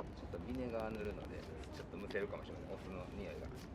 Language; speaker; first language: Japanese; native; Japanese